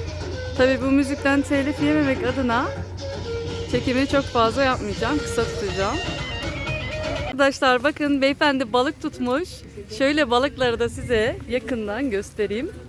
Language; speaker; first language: Turkish; native; Turkish